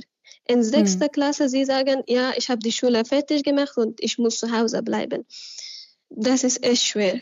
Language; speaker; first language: German; non-native, learner; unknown